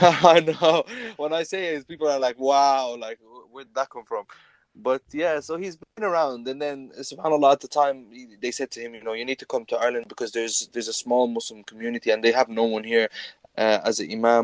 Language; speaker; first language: English; native; English